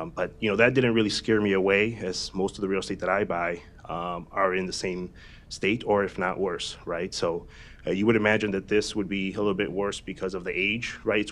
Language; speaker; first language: English; native; English